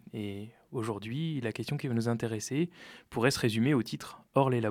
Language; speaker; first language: French; native; French